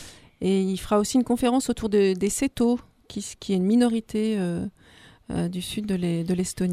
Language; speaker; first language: French; native; French